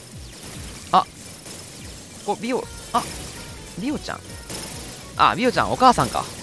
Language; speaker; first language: Japanese; native; Japanese